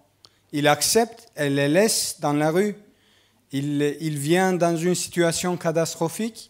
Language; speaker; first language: French; non-native, learner; Kurdish